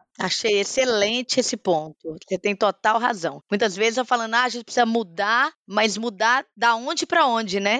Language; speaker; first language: Portuguese; native; Portuguese